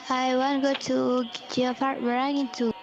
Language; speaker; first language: English; non-native, learner; Indonesian